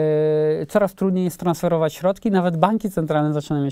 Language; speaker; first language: Polish; native; Polish